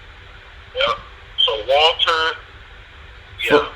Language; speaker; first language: English; native; English